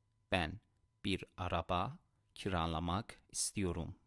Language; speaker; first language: Turkish; non-native, fluent; Persian